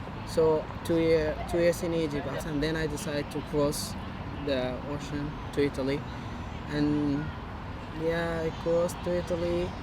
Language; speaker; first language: English; non-native, learner; Arabic